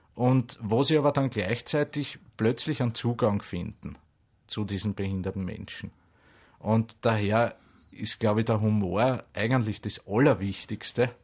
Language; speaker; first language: German; native; German